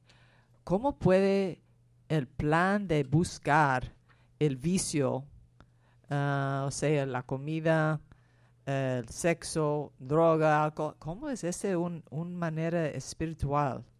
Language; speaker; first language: Spanish; non-native, fluent; English